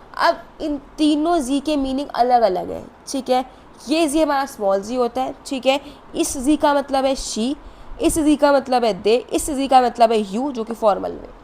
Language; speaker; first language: Hindi; native; Hindi